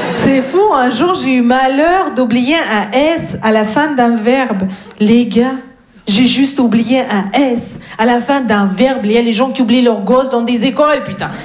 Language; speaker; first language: French; non-native, fluent; Russian